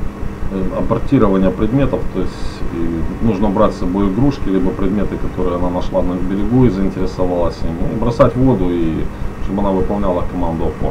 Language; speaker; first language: Russian; native; Russian